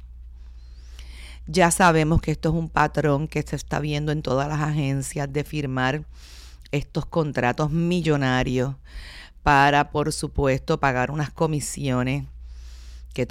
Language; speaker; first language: Spanish; native; Spanish